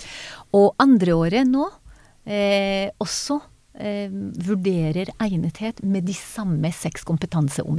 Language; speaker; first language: Norwegian; non-native, fluent; Hebrew